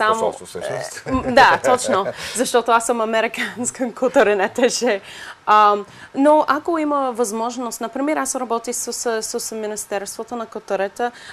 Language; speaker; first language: Bulgarian; non-native, learner; English